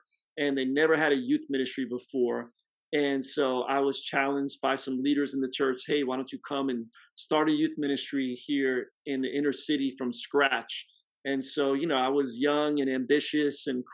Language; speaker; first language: English; native; English